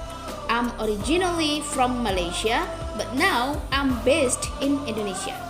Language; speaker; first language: English; non-native, fluent; Indonesian